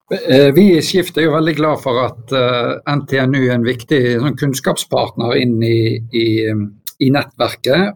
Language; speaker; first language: Norwegian; native; Norwegian